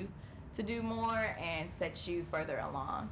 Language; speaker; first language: English; native; English